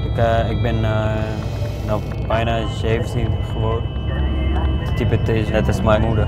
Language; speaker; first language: Dutch; non-native, learner; Tibetan